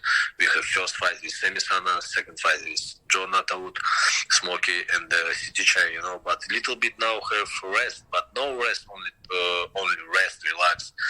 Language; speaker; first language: English; non-native, learner; Russian